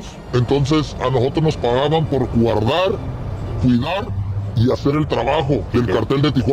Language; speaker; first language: Spanish; native; Spanish